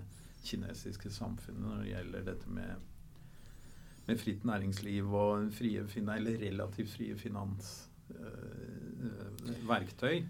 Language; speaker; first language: Norwegian; native; Norwegian